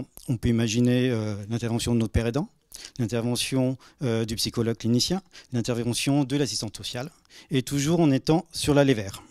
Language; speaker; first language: French; native; French